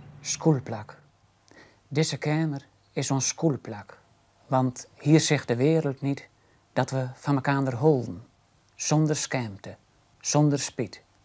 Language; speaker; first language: Dutch; native; Dutch